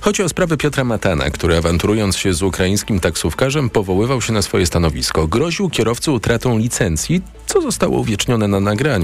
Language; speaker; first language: Polish; native; Polish